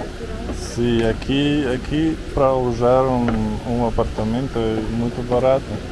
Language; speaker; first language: Portuguese; non-native, learner; Russian